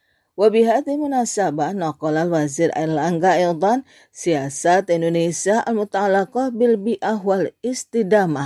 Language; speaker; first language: Arabic; non-native, learner; Indonesian